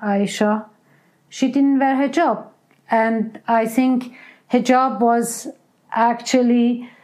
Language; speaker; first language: English; non-native, fluent; Persian